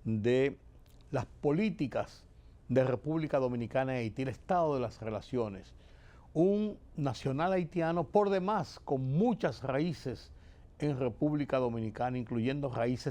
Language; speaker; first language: Spanish; native; Spanish